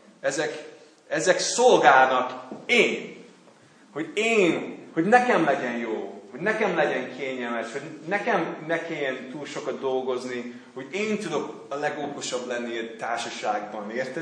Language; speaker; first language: Hungarian; non-native, learner; English